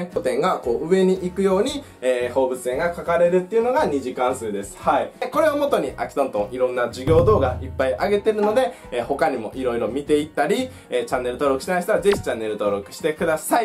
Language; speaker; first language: Japanese; native; Japanese